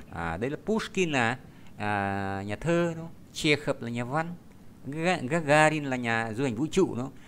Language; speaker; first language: Vietnamese; native; Vietnamese